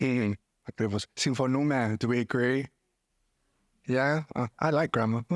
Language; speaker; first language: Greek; non-native, fluent; English